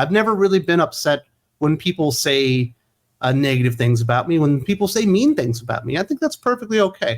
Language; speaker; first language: English; native; English